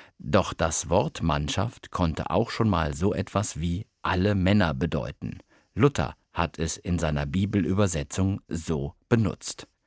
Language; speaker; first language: German; native; German